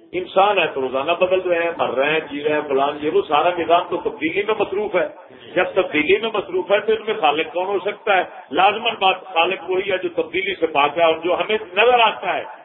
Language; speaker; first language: Urdu; non-native, local second language; Punjabi